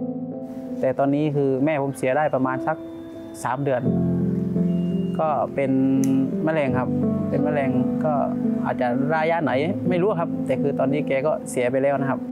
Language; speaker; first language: Thai; native; Thai